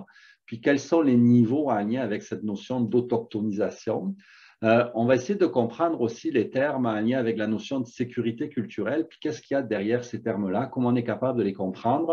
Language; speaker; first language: French; native; French